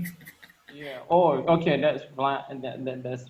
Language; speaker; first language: English; non-native, learner; Lao